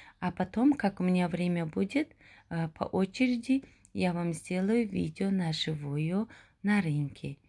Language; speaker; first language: Russian; non-native, local second language; Tajik